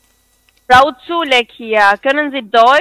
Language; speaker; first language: German; non-native, learner; Spanish